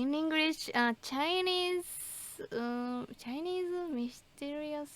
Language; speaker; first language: English; non-native, learner; Japanese